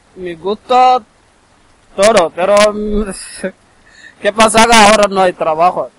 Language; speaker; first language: Spanish; non-native, learner; Wolof